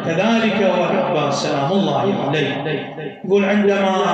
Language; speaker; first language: Arabic; native; Arabic